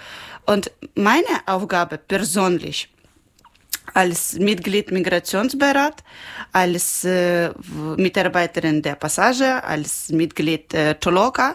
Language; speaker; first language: German; non-native, learner; Ukrainian